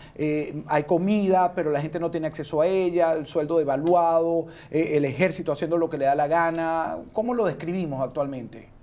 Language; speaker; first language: Spanish; native; Spanish